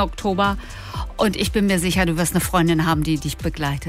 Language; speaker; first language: German; native; German